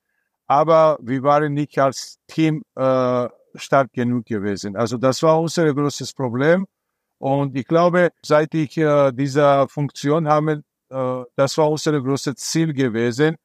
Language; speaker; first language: German; non-native, fluent; Georgian